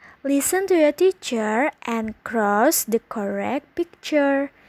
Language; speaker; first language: English; non-native, fluent; Indonesian